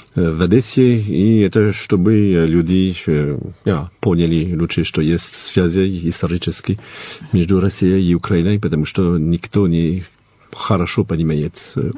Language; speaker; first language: Russian; non-native, fluent; French